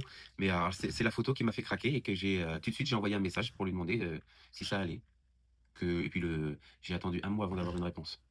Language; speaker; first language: French; native; French